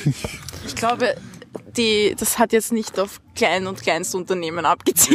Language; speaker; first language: German; native; German